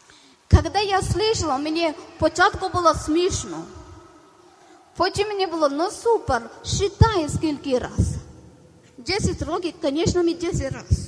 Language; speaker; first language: Ukrainian; non-native, learner; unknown